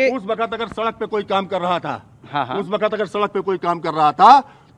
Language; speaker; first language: Hindi; native; Hindi